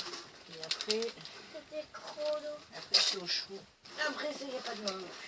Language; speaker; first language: French; native; French